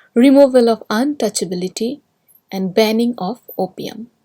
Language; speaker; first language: English; non-native, local second language; Assamese